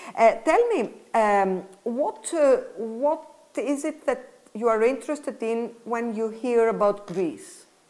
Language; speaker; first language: English; non-native, fluent; Greek